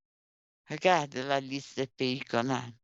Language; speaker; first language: French; non-native, fluent; Portuguese